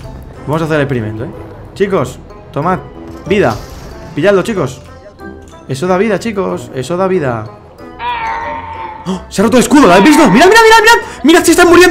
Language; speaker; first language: Spanish; native; Spanish